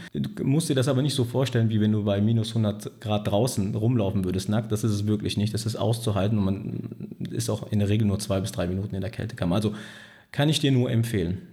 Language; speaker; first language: German; early bilingual, other home language; Turkish